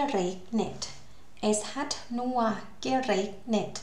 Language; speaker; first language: German; non-native, learner; Thai